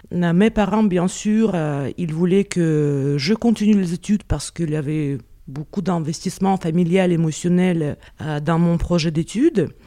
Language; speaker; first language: French; non-native, fluent; Russian